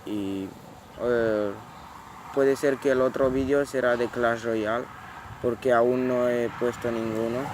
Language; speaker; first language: Spanish; non-native, local second language; Catalan